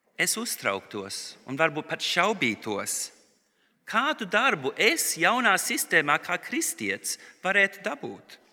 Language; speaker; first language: Latvian; early bilingual, heritage; Latvian